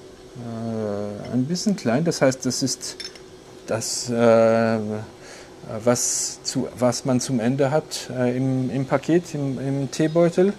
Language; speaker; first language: German; non-native, local second language; French